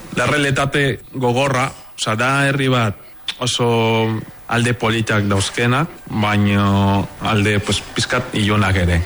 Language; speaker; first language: Basque; non-native, fluent; Spanish